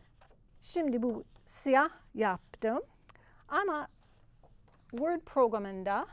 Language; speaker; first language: Turkish; non-native, fluent; English